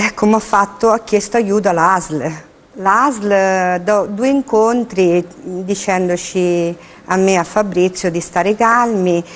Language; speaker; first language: Italian; native; Italian